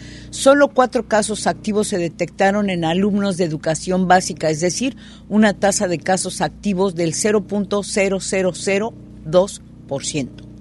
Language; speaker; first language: Spanish; native; Spanish